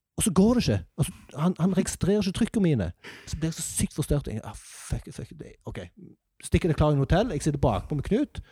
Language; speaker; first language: Norwegian; native; Norwegian